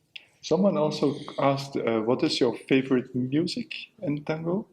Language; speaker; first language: English; non-native, fluent; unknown